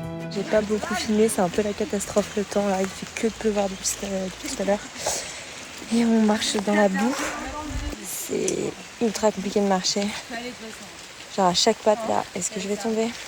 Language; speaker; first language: French; native; French